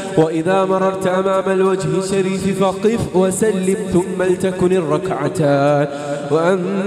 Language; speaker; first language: Arabic; non-native, fluent; Malayalam